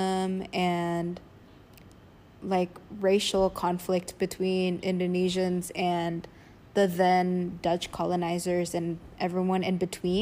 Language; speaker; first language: English; non-native, fluent; Indonesian